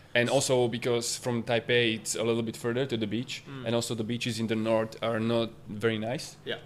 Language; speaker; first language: English; non-native, fluent; Slovak